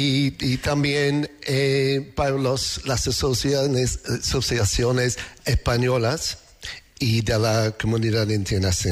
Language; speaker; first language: Spanish; non-native, learner; English